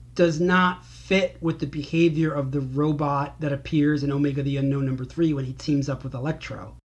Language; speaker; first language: English; native; English